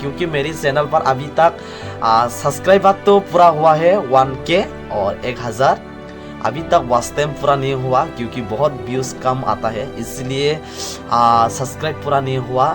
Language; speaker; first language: Hindi; non-native, local second language; Kok Borok